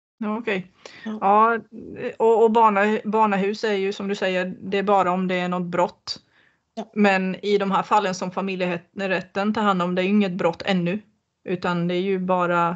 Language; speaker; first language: Swedish; native; Swedish